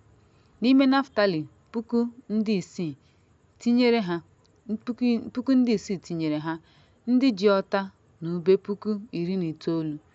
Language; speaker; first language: Igbo; native; Igbo